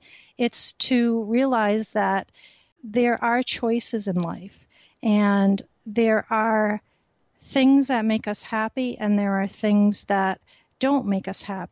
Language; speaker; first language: English; native; English